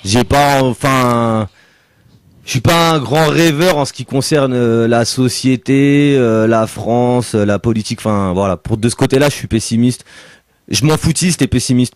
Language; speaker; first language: French; native; French